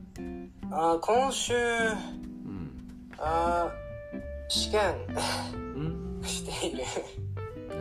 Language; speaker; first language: Japanese; non-native, learner; English